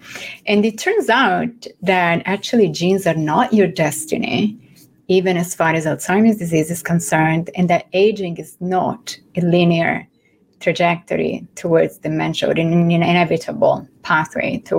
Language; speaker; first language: English; non-native, fluent; Italian